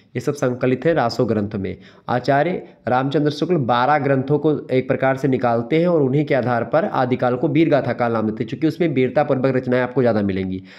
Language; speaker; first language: Hindi; native; Hindi